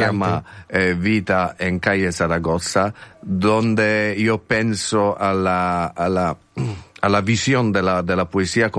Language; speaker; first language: Spanish; non-native, learner; Italian